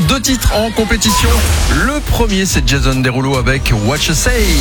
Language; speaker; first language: French; native; French